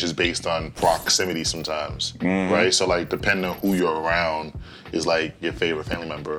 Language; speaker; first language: English; native; English